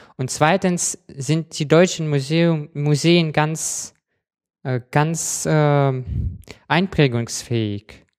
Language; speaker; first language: German; non-native, fluent; Russian